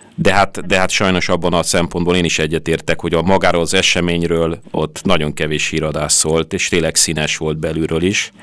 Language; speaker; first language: Hungarian; native; Hungarian